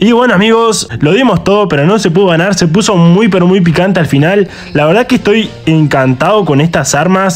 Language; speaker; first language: Spanish; native; Spanish